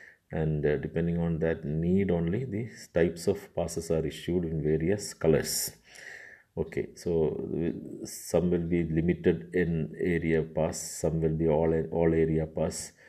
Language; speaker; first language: English; non-native, local second language; Malayalam